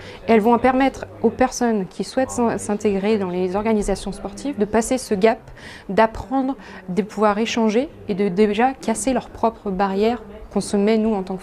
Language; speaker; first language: French; native; French